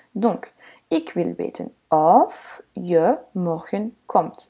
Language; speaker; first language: Dutch; non-native, local second language; French